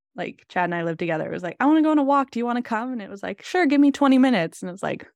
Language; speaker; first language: English; native; English